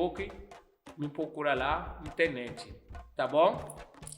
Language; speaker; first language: Portuguese; non-native, fluent; Yoruba